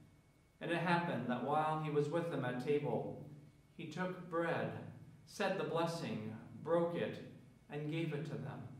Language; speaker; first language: English; native; English